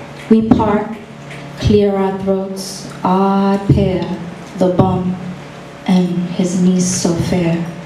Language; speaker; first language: English; early bilingual, other home language; Spanish